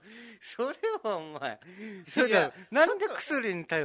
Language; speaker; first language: Japanese; native; Japanese